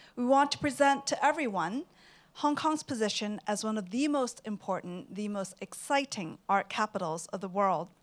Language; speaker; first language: English; non-native, local second language; Cantonese